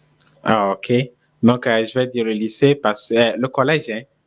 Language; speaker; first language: French; non-native, fluent; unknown